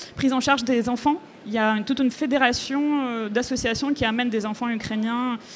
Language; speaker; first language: French; non-native, fluent; Ukrainian